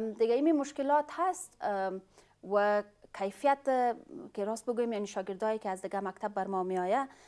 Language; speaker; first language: Persian; non-native, fluent; Pashto